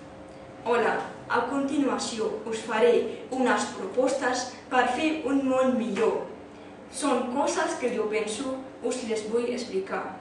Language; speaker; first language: Catalan; early bilingual, other home language; Urdu